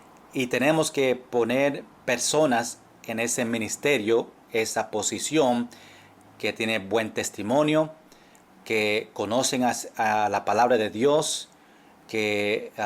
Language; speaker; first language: Spanish; non-native, fluent; English